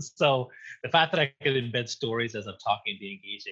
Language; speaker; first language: English; native; English